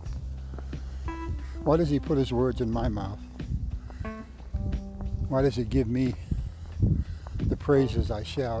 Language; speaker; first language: English; native; English